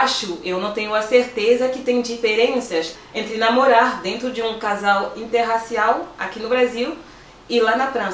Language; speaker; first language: Portuguese; non-native, fluent; French